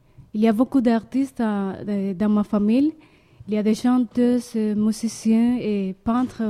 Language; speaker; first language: French; non-native, learner; Spanish